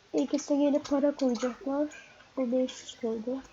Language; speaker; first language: Turkish; native; Turkish